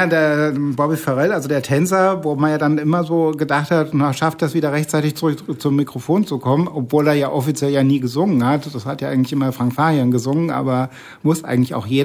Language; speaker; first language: German; native; German